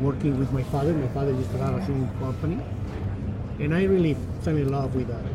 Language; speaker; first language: English; non-native, fluent; Spanish